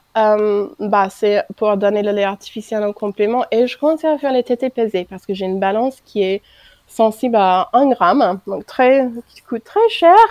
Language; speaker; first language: French; non-native, fluent; English